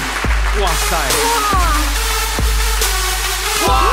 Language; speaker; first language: Chinese; native; Chinese